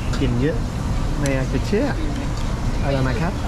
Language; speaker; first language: Thai; non-native, fluent; English